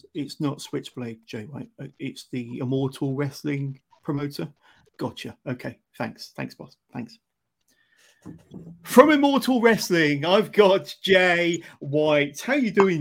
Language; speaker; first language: English; native; English